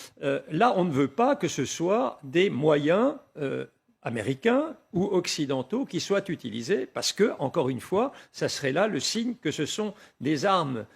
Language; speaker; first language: French; native; French